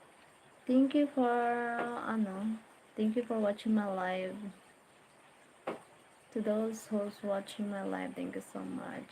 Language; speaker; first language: English; non-native, learner; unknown